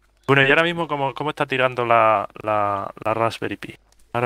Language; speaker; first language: Spanish; native; Spanish